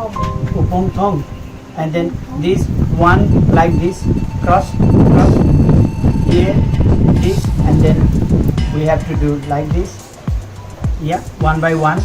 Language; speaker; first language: English; non-native, learner; Nepali